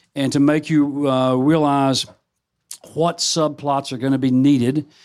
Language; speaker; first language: English; native; English